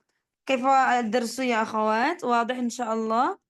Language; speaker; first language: Arabic; non-native, fluent; Indonesian